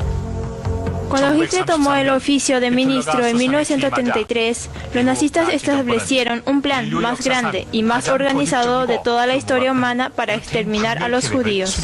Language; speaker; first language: Spanish; non-native, fluent; Korean